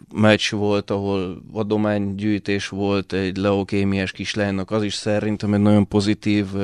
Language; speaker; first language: Hungarian; early bilingual, other home language; Russian